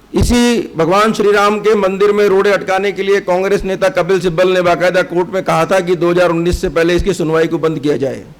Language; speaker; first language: Hindi; native; Hindi